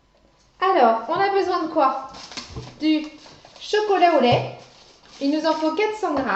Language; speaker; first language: French; native; French